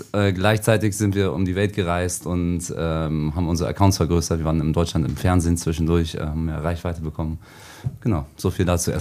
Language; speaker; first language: German; native; German